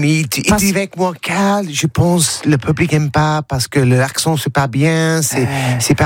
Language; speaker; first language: French; non-native, learner; English